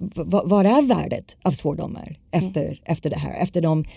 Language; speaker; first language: Swedish; non-native, fluent; English